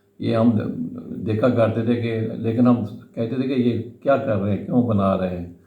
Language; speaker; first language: Urdu; non-native, local second language; Punjabi